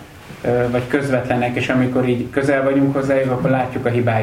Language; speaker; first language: Hungarian; native; Hungarian